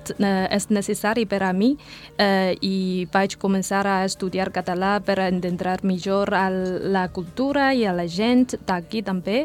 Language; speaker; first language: Catalan; non-native, learner; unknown